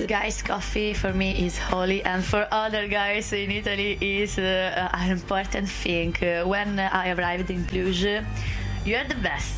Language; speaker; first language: English; non-native, fluent; Italian